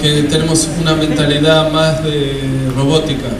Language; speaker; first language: Spanish; non-native, fluent; English